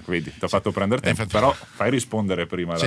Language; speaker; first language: Italian; native; Italian